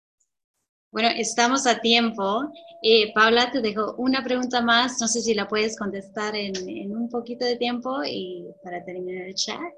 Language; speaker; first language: Spanish; early bilingual, heritage; Spanish